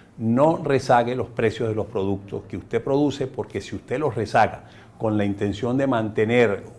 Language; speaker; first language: Spanish; native; Spanish